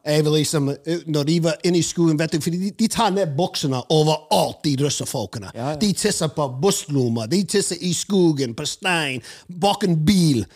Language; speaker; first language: Norwegian; non-native, fluent; English